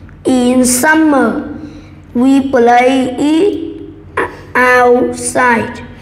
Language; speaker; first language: English; non-native, learner; Vietnamese